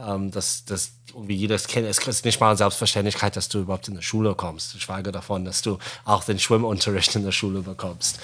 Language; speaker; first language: German; non-native, fluent; Arabic